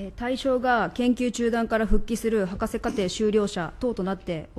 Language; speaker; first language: Japanese; native; Japanese